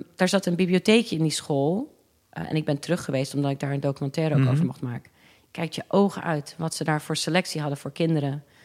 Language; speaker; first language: Dutch; early bilingual, other home language; English